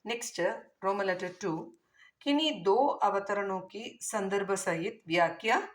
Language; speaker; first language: Hindi; non-native, local second language; Tamil